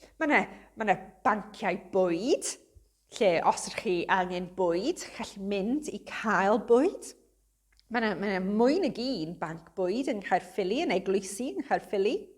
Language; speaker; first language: Welsh; non-native, local second language; English